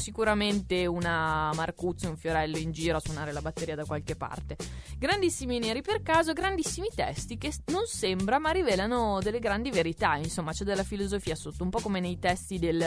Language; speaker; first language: Italian; native; Italian